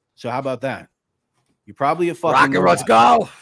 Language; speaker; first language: English; native; English